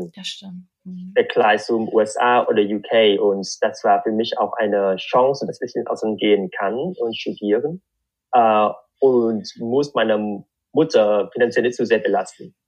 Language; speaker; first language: German; non-native, fluent; Vietnamese